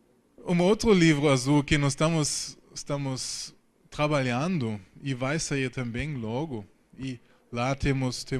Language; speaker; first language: Portuguese; non-native, fluent; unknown